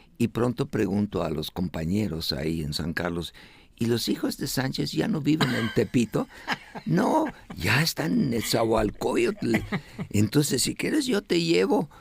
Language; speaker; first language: Spanish; non-native, fluent; Estonian